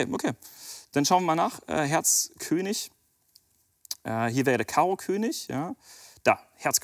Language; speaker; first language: German; native; German